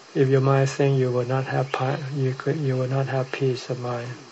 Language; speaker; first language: English; non-native, fluent; Thai